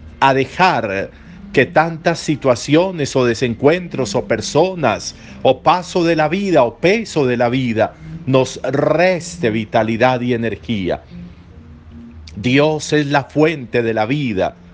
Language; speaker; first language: Spanish; native; Spanish